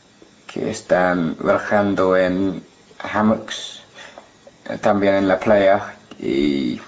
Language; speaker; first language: Spanish; non-native, learner; English